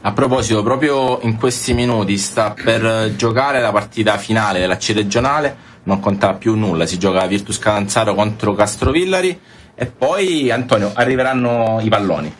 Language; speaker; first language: Italian; native; Italian